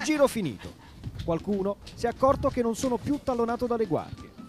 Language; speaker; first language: Italian; native; Italian